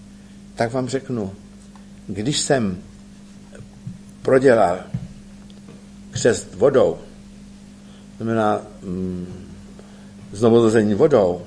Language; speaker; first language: Czech; native; Czech